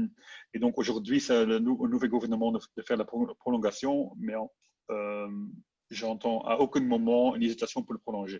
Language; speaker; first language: French; non-native, local second language; Dutch